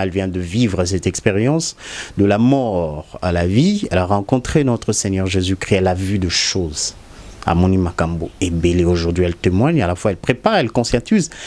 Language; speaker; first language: French; non-native, local second language; Lingala